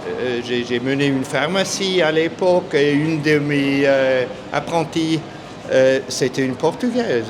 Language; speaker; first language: French; non-native, fluent; German